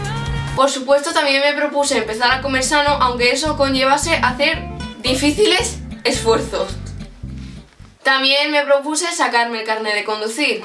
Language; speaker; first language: Spanish; native; Spanish